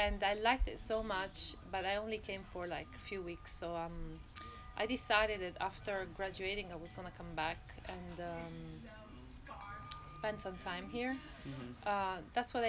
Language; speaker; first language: English; non-native, fluent; Italian